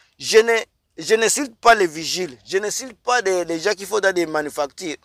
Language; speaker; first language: French; non-native, local second language; Lingala